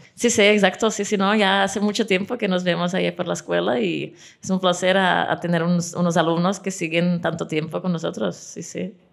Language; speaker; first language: Spanish; non-native, fluent; Czech